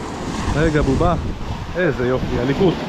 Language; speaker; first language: Hebrew; native; Hebrew